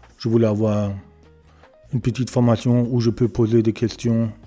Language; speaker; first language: French; non-native, learner; German